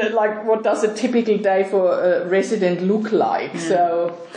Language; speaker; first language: English; non-native, fluent; German